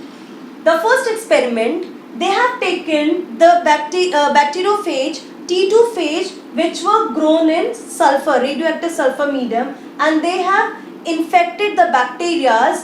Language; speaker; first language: English; non-native, local second language; Hindi